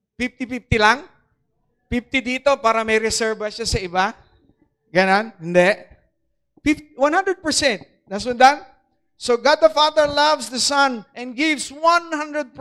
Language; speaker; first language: Filipino; non-native, local second language; Cebuano